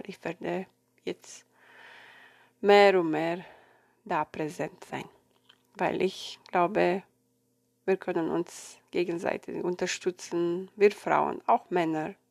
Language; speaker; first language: German; non-native, fluent; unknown